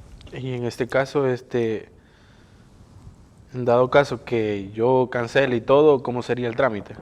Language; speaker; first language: Spanish; native; Spanish